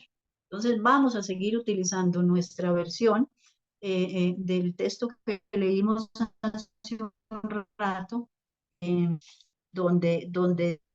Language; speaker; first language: Spanish; native; Spanish